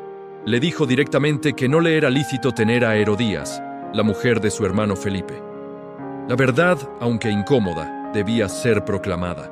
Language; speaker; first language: Spanish; native; Spanish